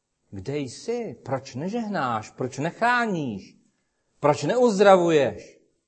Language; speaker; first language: Czech; native; Czech